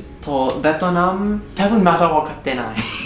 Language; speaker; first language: Japanese; non-native, learner; English